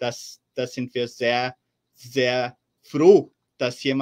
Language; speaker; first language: German; early bilingual, heritage; German